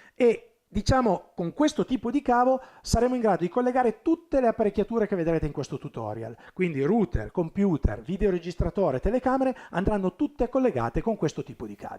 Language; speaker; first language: Italian; native; Italian